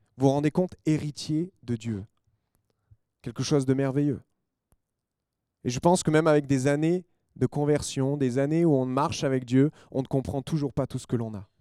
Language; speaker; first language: French; native; French